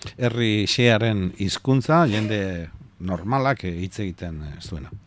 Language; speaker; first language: Basque; native; Basque